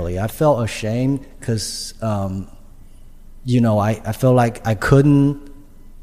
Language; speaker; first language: English; non-native, fluent; Chinese